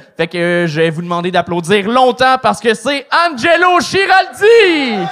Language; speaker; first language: French; native; French